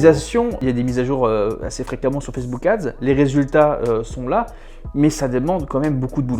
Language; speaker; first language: French; native; French